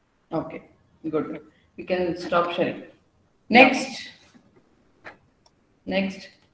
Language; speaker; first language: English; non-native, local second language; Kannada